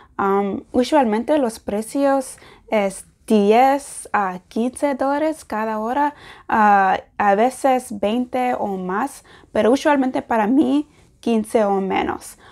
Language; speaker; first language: Spanish; non-native, learner; English